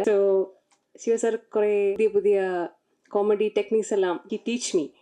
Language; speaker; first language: Tamil; non-native, learner; Malayalam